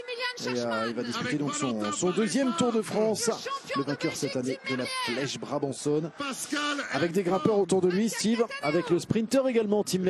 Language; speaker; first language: French; native; French